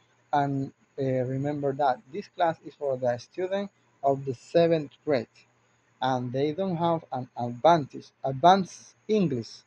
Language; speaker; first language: English; non-native, learner; Spanish